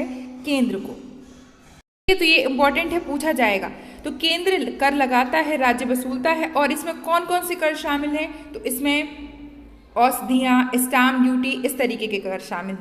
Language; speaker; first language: Hindi; native; Hindi